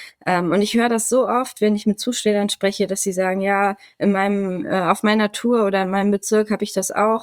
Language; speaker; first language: German; native; German